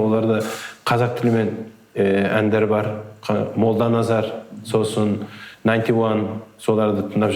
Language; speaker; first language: Kazakh; early bilingual, heritage; Kazakh